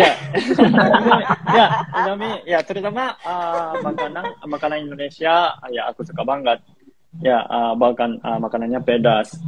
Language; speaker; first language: Indonesian; non-native, fluent; Japanese